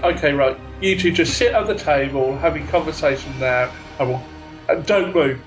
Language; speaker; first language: English; native; English